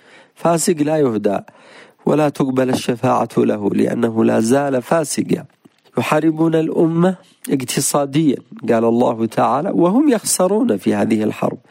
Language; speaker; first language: Arabic; native; Arabic